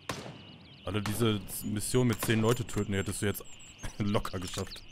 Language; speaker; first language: German; native; German